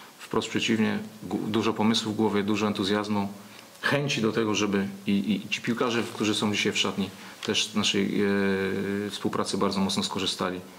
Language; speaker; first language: Polish; native; Polish